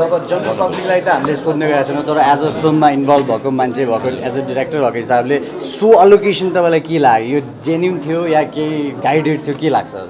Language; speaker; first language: Nepali; native; Nepali